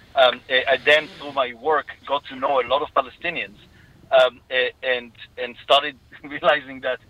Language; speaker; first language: English; non-native, fluent; Hebrew